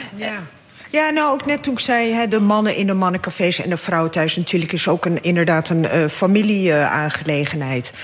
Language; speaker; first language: Dutch; early bilingual, other home language; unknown